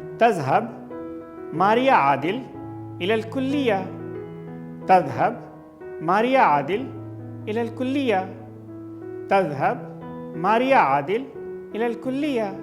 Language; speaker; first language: Arabic; non-native, fluent; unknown